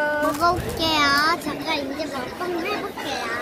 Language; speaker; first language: Korean; early bilingual, heritage; Korean